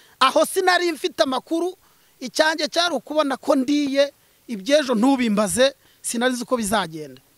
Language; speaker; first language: Kinyarwanda; native; Kinyarwanda